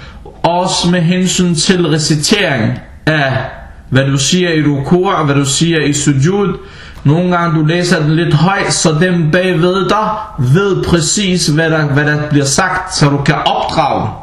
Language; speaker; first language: Danish; non-native, fluent; Arabic